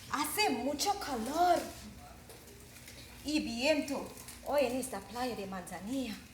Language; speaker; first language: Spanish; non-native, learner; English